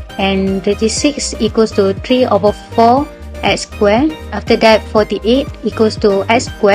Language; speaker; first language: English; non-native, local second language; Malay